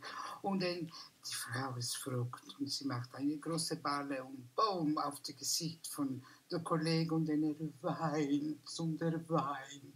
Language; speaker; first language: German; non-native, learner; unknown